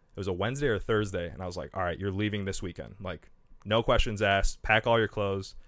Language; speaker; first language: English; native; English